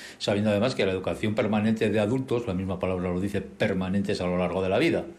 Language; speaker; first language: Spanish; native; Spanish